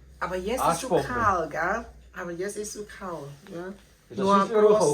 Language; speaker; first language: German; non-native, learner; Thai